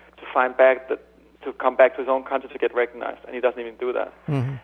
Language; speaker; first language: English; non-native, fluent; Danish